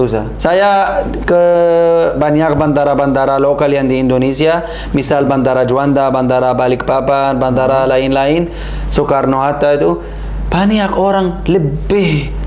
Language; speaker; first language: Indonesian; non-native, learner; Arabic